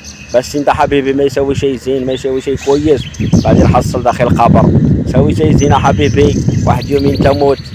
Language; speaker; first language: Arabic; non-native, learner; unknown